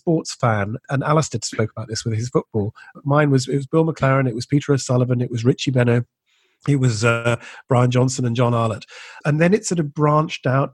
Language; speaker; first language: English; native; English